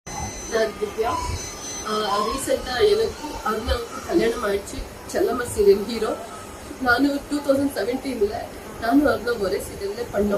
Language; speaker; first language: Tamil; non-native, local second language; Kannada